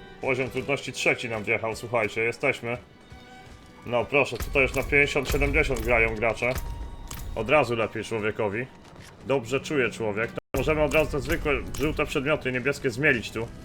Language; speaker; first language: Polish; native; Polish